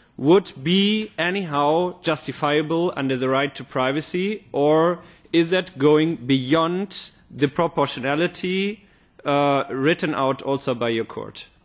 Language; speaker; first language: English; non-native, fluent; German